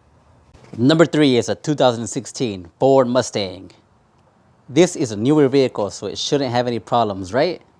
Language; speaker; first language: English; native; English